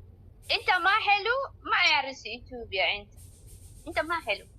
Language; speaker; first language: Arabic; non-native, learner; Oromo